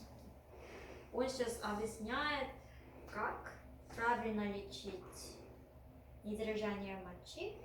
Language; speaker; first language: Russian; non-native, fluent; Korean